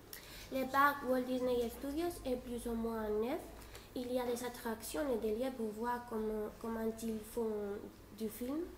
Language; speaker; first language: French; non-native, fluent; Spanish